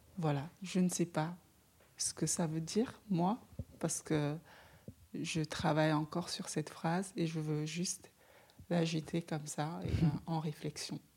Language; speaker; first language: French; native; French